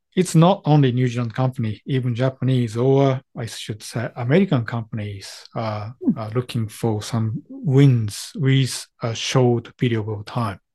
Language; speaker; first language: English; non-native, fluent; Japanese